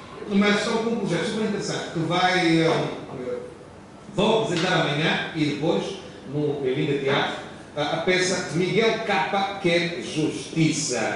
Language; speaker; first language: Portuguese; native; Portuguese